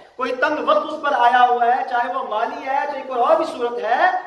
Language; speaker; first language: Urdu; early bilingual, other home language; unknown